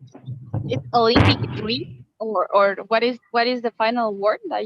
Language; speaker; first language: English; non-native, fluent; Spanish